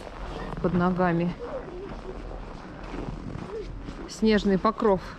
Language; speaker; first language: Russian; native; Russian